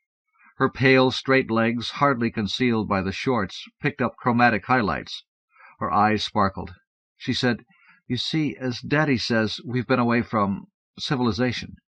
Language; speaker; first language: English; native; English